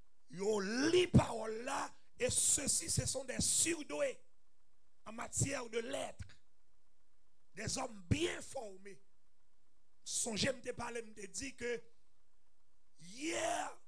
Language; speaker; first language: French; non-native, local second language; Haitian Creole